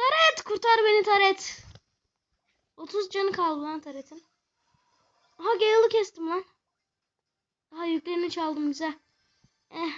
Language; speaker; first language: Turkish; native; Turkish